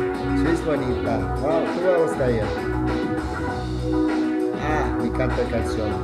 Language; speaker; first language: Spanish; early bilingual, heritage; Spanish